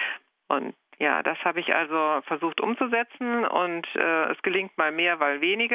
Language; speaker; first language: German; native; German